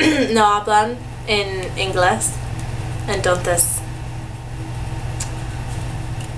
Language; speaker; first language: Spanish; early bilingual, heritage; English